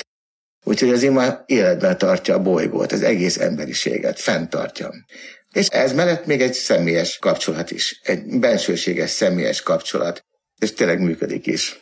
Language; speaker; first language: Hungarian; native; Hungarian